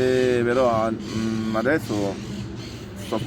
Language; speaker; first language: Italian; non-native, learner; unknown